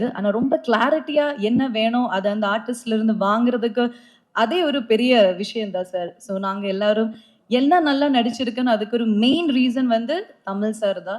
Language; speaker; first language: Tamil; non-native, fluent; Malayalam